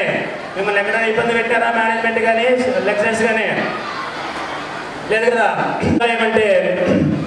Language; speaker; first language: Telugu; native; Telugu